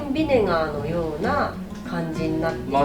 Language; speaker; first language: Japanese; native; Japanese